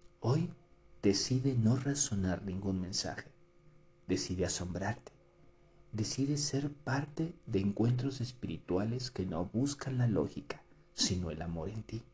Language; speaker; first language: Spanish; native; Spanish